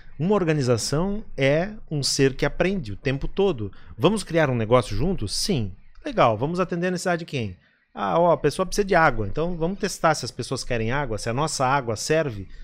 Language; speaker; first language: Portuguese; native; Portuguese